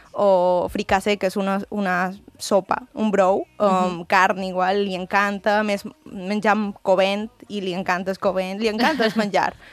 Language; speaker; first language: Catalan; early bilingual, other home language; Spanish